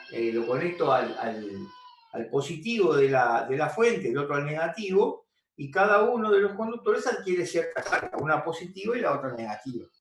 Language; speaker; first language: Spanish; native; Spanish